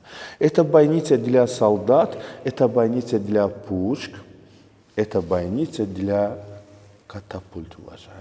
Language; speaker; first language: Russian; non-native, local second language; Azerbaijani